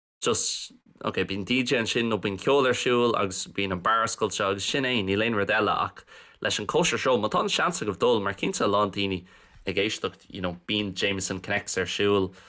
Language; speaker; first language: Irish; non-native, local second language; English